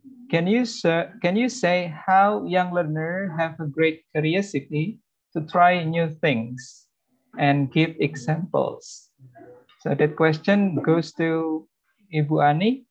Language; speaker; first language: English; non-native, fluent; Indonesian